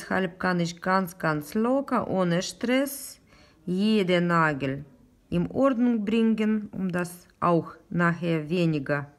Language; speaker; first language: German; non-native, learner; Russian